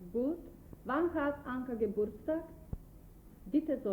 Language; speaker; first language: German; non-native, fluent; Macedonian